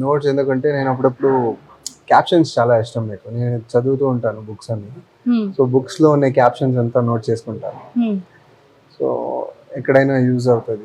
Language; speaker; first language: Telugu; non-native, fluent; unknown